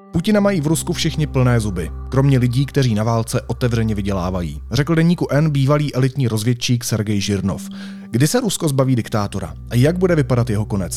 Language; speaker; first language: Czech; native; Czech